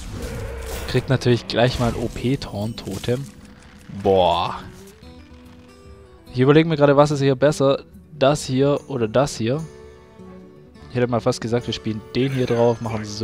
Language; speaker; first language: German; native; German